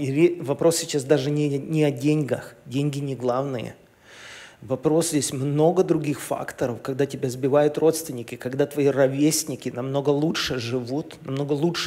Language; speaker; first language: Russian; native; Russian